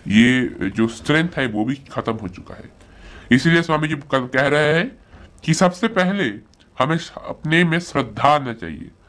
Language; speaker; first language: Hindi; non-native, local second language; Bangla